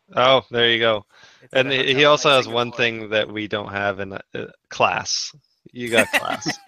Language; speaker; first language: English; native; English